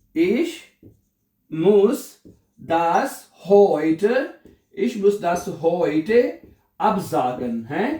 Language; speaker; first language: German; non-native, fluent; Urdu